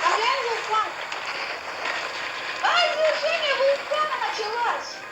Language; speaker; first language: Russian; native; Russian